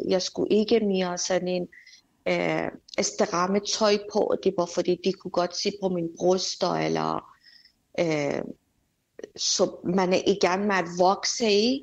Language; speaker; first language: Danish; non-native, fluent; Persian